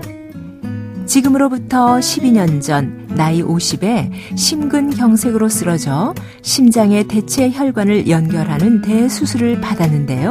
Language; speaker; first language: Korean; native; Korean